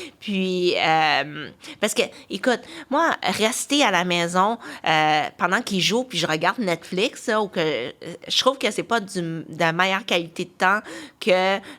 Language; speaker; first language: French; early bilingual, other home language; Chinese